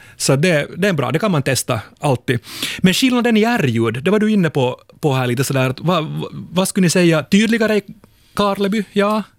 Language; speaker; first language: Swedish; native; Swedish